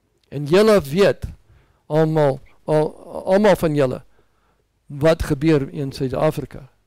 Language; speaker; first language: Dutch; non-native, learner; English